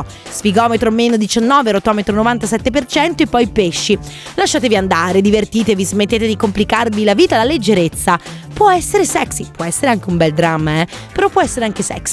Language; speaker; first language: Italian; native; Italian